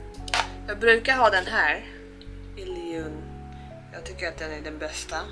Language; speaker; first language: Swedish; early bilingual, heritage; Korean